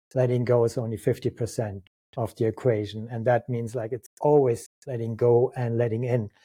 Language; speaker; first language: English; non-native, fluent; German